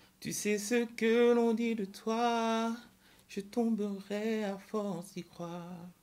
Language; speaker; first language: French; early bilingual, other home language; Lingala